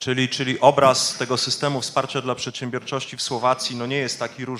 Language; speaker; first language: Polish; native; Polish